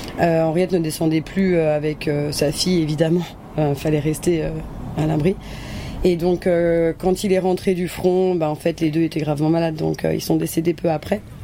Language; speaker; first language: French; native; French